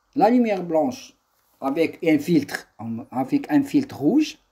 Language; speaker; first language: French; non-native, local second language; Arabic